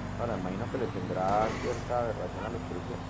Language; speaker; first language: Spanish; native; Spanish